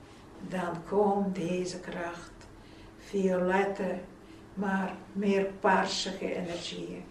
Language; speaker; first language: Dutch; non-native, fluent; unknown